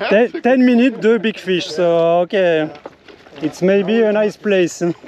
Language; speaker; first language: English; non-native, learner; French